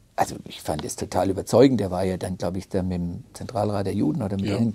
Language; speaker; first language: German; native; German